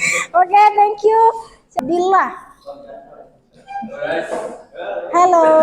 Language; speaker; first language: English; non-native, fluent; Indonesian